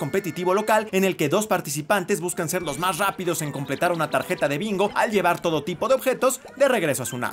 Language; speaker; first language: Spanish; native; Spanish